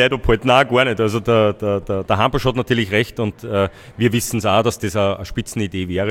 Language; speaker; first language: German; native; German